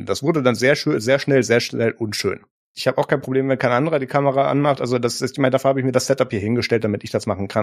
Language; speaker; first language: German; native; German